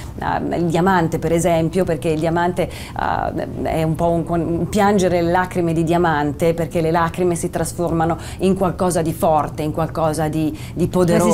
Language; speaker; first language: Italian; native; Italian